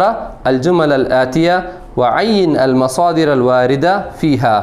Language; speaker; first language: Arabic; non-native, fluent; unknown